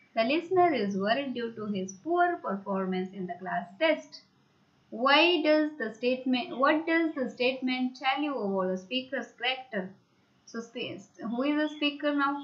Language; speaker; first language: English; non-native, local second language; Hindi